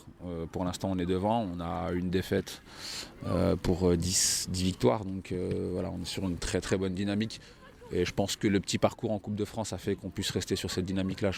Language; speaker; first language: French; native; French